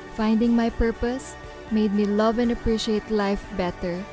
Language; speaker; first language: English; non-native, local second language; Pampanga